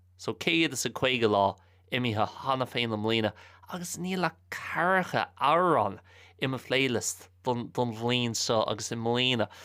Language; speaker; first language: Irish; non-native, local second language; English